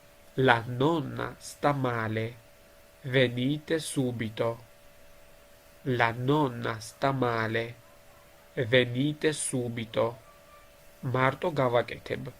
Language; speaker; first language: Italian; non-native, learner; Georgian